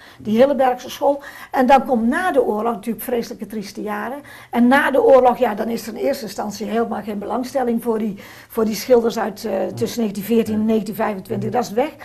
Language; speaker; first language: Dutch; native; Dutch